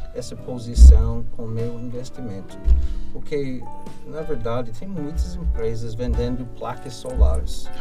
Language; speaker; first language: Portuguese; non-native, fluent; English